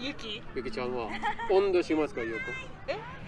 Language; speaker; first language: Japanese; non-native, learner; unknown